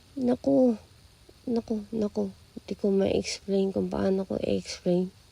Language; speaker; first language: Filipino; native; Filipino